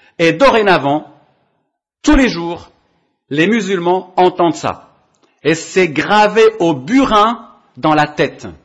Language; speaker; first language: French; non-native, local second language; Arabic